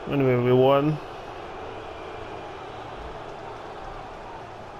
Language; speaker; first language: English; native; English